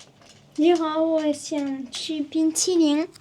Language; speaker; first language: Chinese; non-native, learner; French